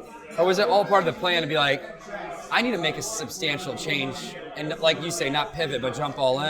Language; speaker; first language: English; native; English